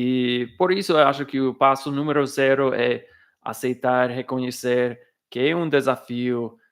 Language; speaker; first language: Portuguese; non-native, fluent; English